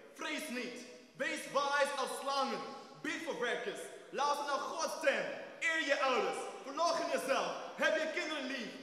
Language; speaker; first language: Dutch; non-native, fluent; English